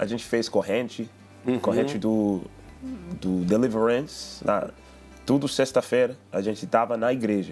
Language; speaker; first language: Portuguese; non-native, learner; English